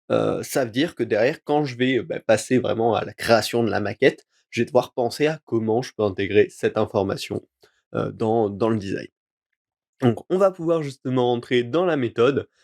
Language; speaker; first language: French; native; French